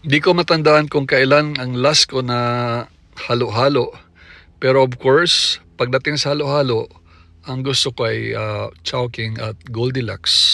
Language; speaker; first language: Filipino; non-native, local second language; Cebuano